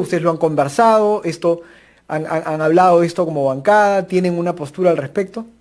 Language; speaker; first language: Spanish; native; Spanish